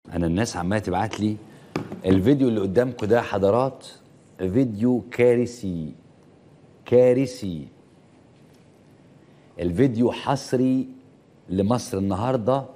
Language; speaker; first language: Arabic; native; Arabic